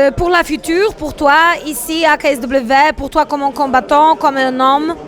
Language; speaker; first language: French; non-native, learner; Polish